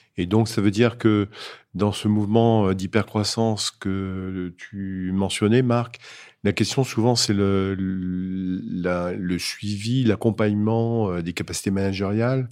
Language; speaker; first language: French; native; French